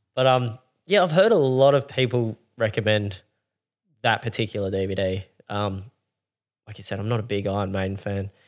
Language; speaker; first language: English; native; English